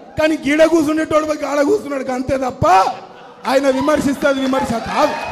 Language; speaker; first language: Telugu; native; Telugu